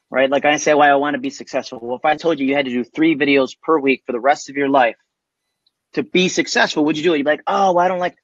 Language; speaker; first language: English; native; English